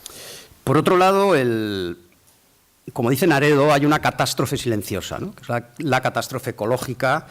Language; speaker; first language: Spanish; native; Spanish